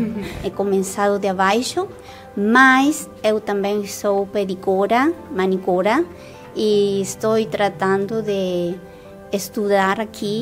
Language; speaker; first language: Portuguese; non-native, learner; Spanish